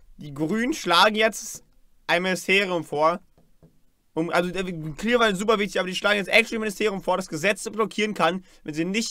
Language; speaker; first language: German; native; German